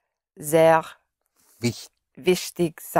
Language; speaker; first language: German; non-native, learner; English